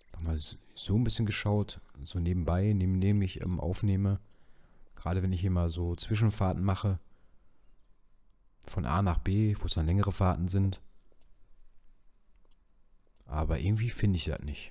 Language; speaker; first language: German; native; German